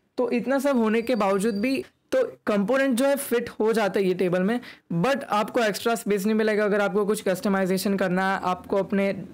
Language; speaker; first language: Hindi; native; Hindi